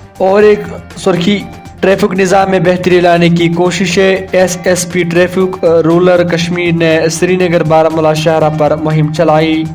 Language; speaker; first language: Urdu; non-native, local second language; Kashmiri